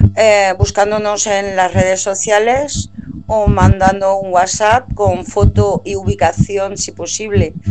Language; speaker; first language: Spanish; non-native, fluent; French